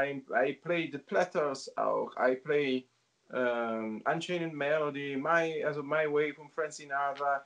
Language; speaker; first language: English; non-native, learner; Italian